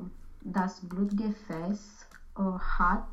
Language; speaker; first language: German; non-native, learner; Romanian